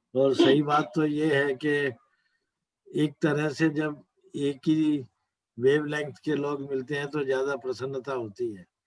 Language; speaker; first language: Hindi; native; Hindi